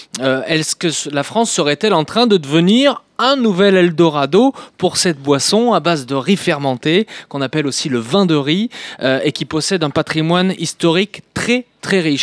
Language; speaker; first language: French; native; French